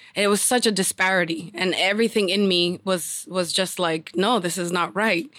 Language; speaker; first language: English; early bilingual, other home language; Spanish